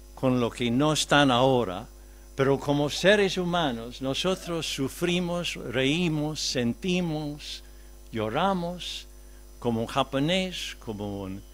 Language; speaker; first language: Spanish; non-native, fluent; English